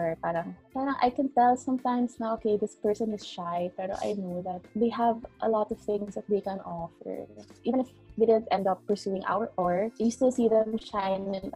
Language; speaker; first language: English; non-native, local second language; Cebuano